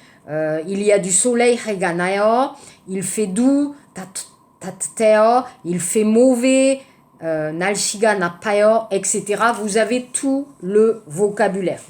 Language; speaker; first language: French; native; French